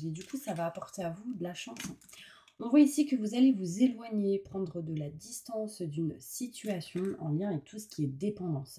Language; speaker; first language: French; native; French